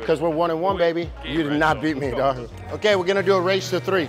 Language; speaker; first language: English; native; English